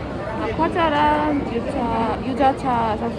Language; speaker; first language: Korean; non-native, learner; Italian